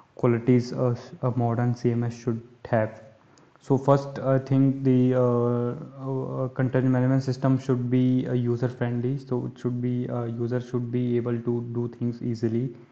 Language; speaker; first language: English; non-native, local second language; Hindi